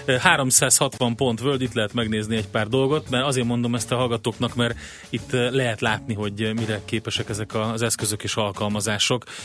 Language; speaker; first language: Hungarian; native; Hungarian